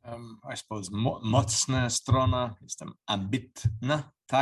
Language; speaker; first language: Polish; non-native, learner; English